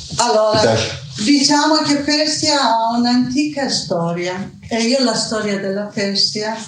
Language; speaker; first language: Italian; non-native, fluent; Persian